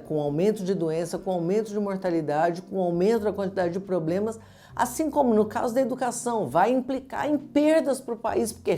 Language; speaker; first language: Portuguese; native; Portuguese